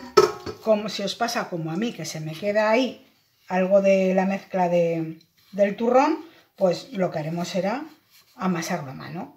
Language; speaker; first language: Spanish; native; Spanish